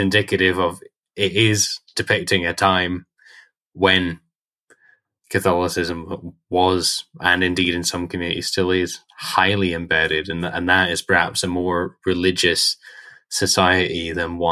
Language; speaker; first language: English; native; English